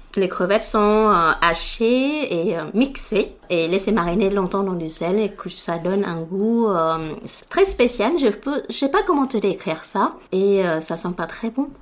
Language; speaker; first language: French; non-native, fluent; Vietnamese